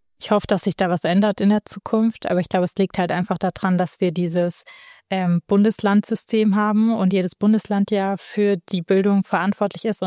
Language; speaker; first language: German; early bilingual, other home language; Albanian